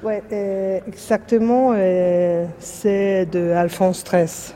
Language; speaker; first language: French; non-native, fluent; Spanish